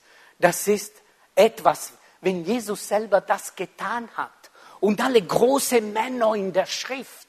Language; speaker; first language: German; non-native, fluent; Italian